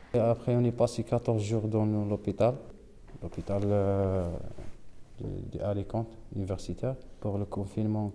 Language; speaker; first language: French; non-native, local second language; Arabic